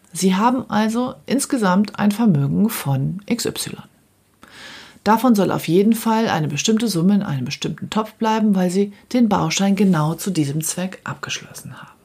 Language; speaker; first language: German; native; German